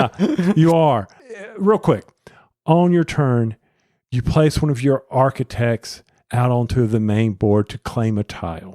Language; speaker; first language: English; native; English